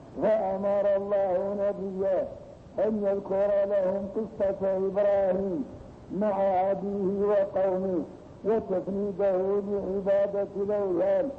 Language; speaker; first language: Arabic; native; Arabic